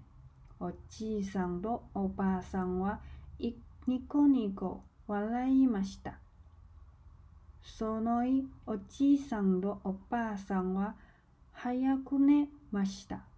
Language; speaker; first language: Japanese; non-native, learner; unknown